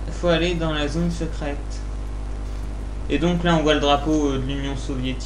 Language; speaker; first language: French; native; French